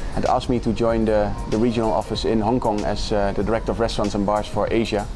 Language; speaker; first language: English; non-native, fluent; Dutch